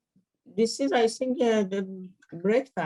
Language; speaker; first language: English; non-native, learner; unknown